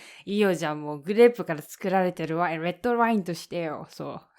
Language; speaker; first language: Japanese; native; Japanese